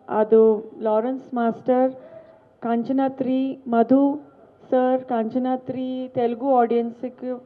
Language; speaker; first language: Telugu; non-native, learner; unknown